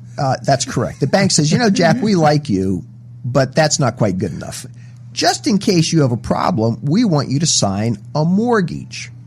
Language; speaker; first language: English; native; English